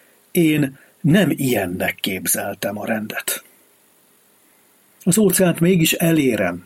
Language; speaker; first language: Hungarian; native; Hungarian